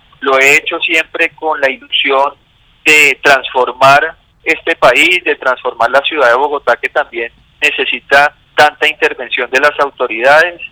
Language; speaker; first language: Spanish; native; Spanish